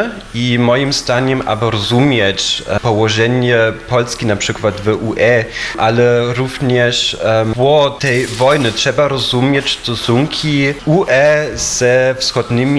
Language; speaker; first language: Polish; non-native, fluent; German